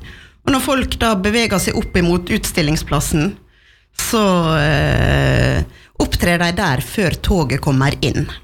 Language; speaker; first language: Norwegian; native; Norwegian